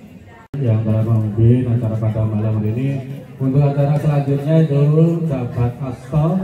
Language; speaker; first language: Indonesian; non-native, local second language; Javanese